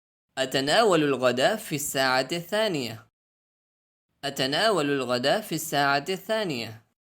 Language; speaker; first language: Arabic; non-native, fluent; Urdu